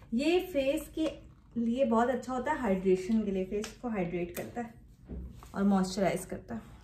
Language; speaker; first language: Urdu; native; Urdu